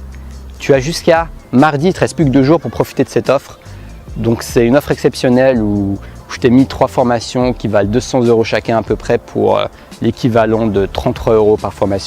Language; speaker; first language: French; native; French